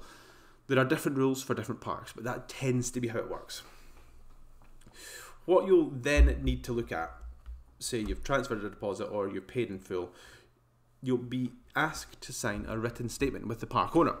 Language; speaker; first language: English; native; English